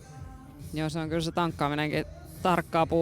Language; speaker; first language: Finnish; native; Finnish